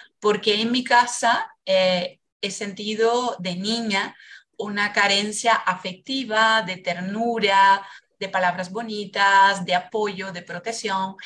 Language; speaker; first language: Spanish; non-native, fluent; Portuguese